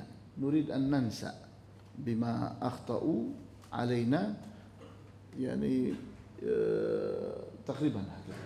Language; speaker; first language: Arabic; non-native, fluent; Indonesian